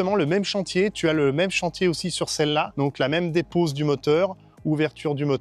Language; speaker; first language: French; native; French